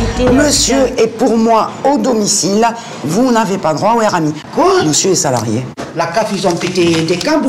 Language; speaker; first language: French; native; French